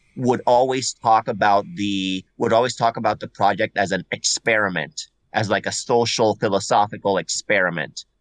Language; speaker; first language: English; non-native, fluent; Spanish